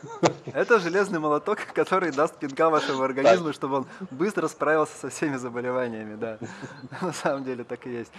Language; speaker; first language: Russian; native; Russian